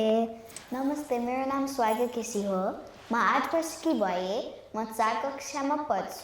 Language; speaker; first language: Nepali; early bilingual, heritage; Nepali